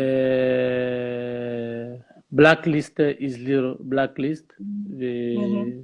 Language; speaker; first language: Turkish; non-native, learner; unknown